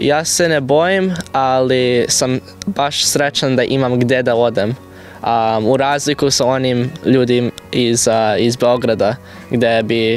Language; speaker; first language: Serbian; early bilingual, heritage; English